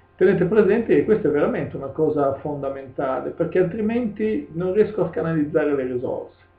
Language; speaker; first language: Italian; native; Italian